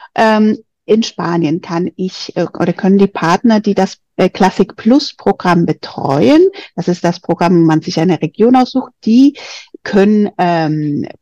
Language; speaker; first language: German; non-native, fluent; Spanish